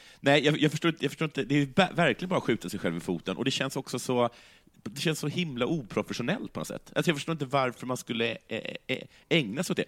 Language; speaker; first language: Swedish; native; Swedish